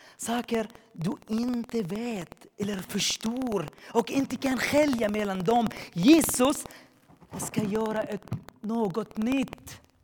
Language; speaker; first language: Swedish; non-native, learner; Arabic